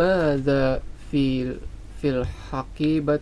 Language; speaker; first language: Arabic; non-native, learner; Indonesian